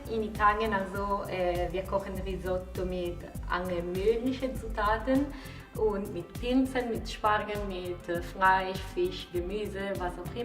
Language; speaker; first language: German; non-native, fluent; Italian